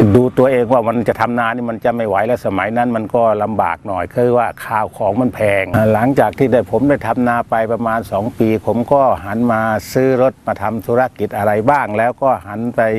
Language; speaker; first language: Thai; native; Thai